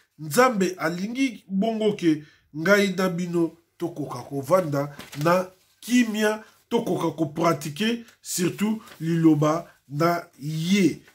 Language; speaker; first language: Lingala; non-native, local second language; Kongo